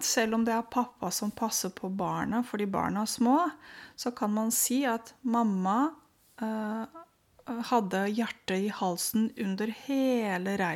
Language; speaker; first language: Norwegian; non-native, fluent; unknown